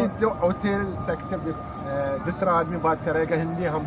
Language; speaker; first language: Hindi; non-native, learner; Arabic